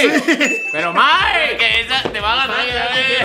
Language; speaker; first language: Spanish; native; Spanish